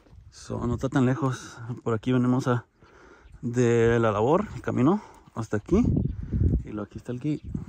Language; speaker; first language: Spanish; early bilingual, heritage; Spanish